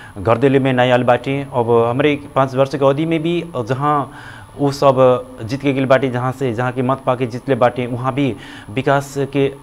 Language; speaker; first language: Bhojpuri; non-native, local second language; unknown